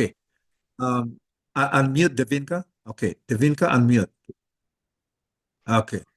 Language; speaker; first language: English; non-native, fluent; Indonesian